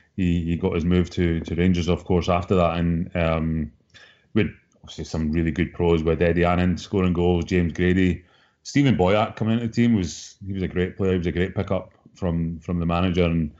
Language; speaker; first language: English; native; English